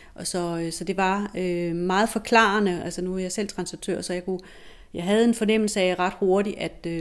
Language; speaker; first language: Danish; native; Danish